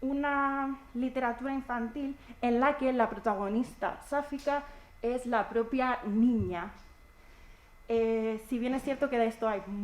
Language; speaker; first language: Spanish; native; Spanish